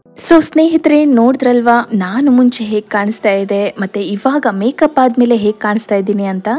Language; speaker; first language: Kannada; non-native, local second language; Konkani